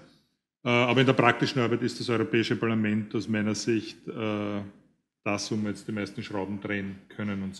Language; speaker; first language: German; native; German